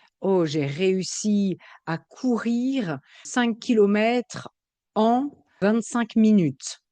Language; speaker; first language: French; native; French